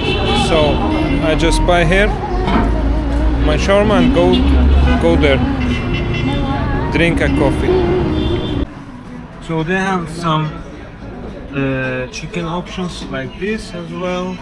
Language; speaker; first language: English; non-native, fluent; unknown